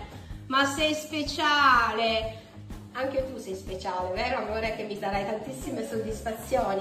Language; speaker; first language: Italian; native; Italian